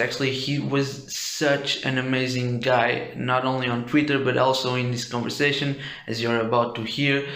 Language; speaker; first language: English; non-native, fluent; Portuguese